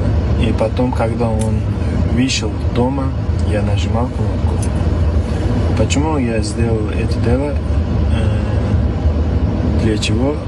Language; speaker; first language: Russian; non-native, learner; Uzbek